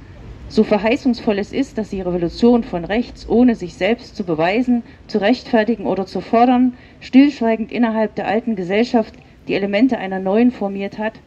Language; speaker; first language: German; native; German